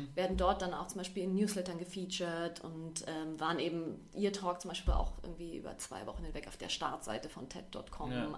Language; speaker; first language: German; native; German